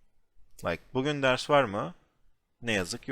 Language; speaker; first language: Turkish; non-native, fluent; English